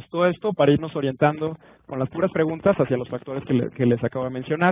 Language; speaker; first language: Spanish; native; Spanish